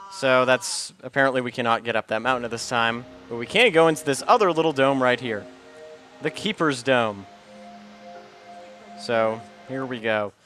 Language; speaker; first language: English; native; English